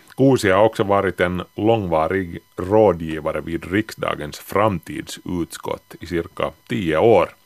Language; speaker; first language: Swedish; native; Swedish